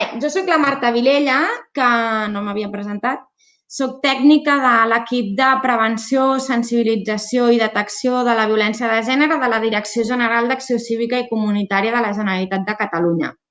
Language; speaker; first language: Catalan; native; Catalan